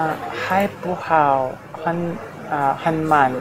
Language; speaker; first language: Chinese; non-native, learner; English